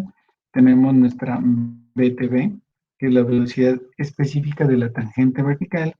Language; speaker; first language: Spanish; native; Spanish